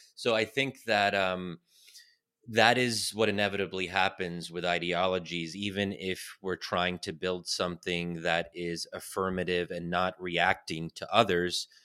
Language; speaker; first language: English; native; English